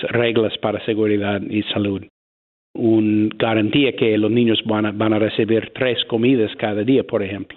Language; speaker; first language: Spanish; non-native, fluent; English